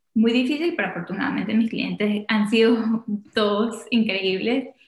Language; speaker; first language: Spanish; native; Spanish